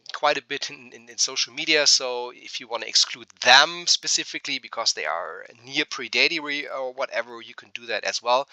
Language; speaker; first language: English; non-native, fluent; German